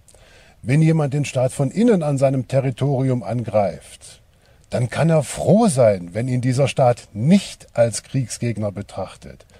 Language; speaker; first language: German; native; German